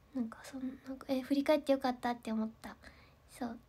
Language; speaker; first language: Japanese; native; Japanese